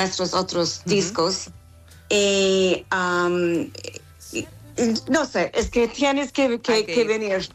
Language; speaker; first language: Spanish; non-native, fluent; English